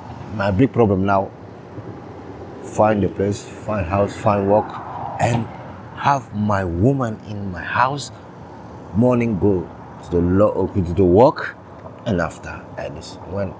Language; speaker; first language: English; non-native, learner; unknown